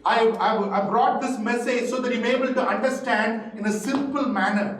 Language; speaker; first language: English; non-native, local second language; Tamil